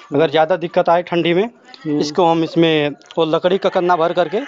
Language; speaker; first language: Hindi; native; Hindi